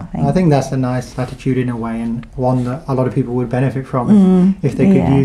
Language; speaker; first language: English; native; English